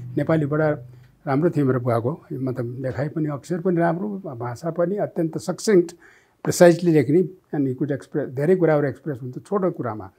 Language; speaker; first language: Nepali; native; Nepali